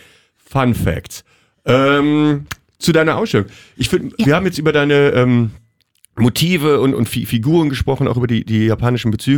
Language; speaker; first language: German; native; German